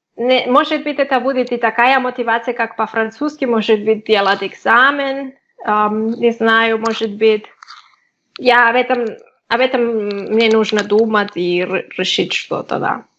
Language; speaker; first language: Russian; non-native, learner; Catalan